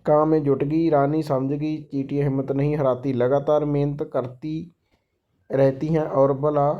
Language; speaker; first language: Hindi; non-native, local second language; Punjabi